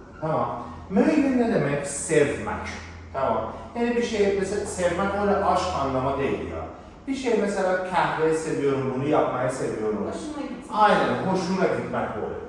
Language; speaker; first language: Turkish; non-native, fluent; Persian